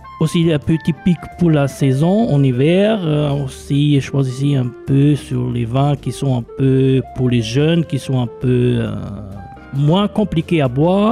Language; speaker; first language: French; non-native, local second language; Luxembourgish